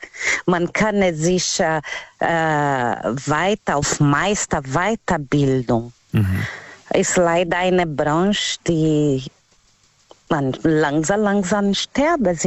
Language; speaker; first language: German; non-native, learner; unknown